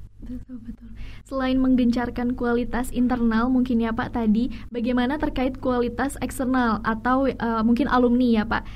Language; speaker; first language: Indonesian; native; Indonesian